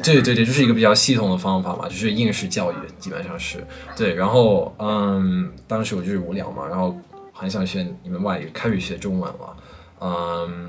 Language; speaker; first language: Chinese; non-native, fluent; English